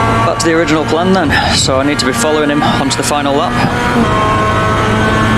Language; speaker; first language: English; native; English